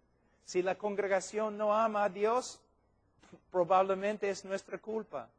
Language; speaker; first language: Spanish; non-native, fluent; English